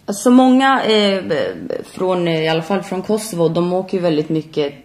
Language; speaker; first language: Swedish; early bilingual, other home language; Albanian